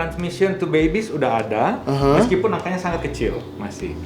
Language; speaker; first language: Indonesian; native; Indonesian